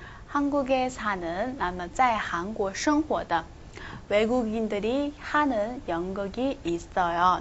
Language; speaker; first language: Korean; non-native, fluent; Chinese